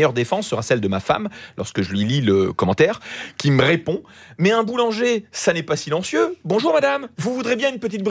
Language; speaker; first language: French; native; French